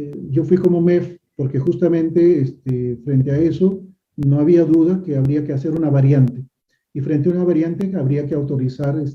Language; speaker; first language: Spanish; native; Spanish